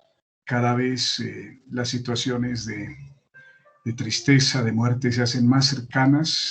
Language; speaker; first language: Spanish; native; Spanish